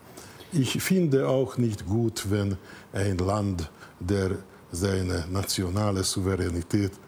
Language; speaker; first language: German; non-native, fluent; Hungarian